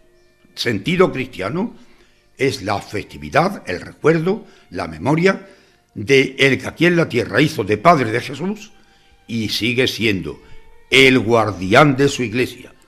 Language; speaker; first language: Spanish; native; Spanish